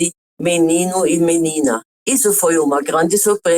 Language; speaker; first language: Portuguese; non-native, fluent; German